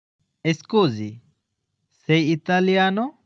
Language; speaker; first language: Italian; non-native, learner; Bangla